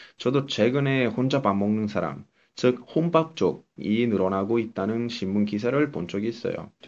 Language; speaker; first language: Korean; non-native, fluent; Italian